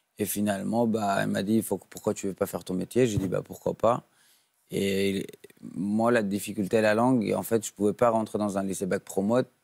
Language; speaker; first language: French; non-native, fluent; Persian